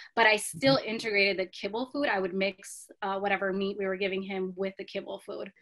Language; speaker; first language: English; native; English